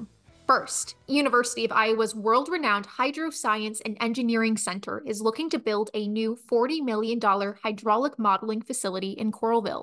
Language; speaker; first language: English; native; English